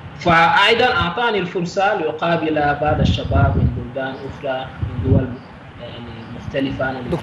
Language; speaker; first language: Arabic; non-native, fluent; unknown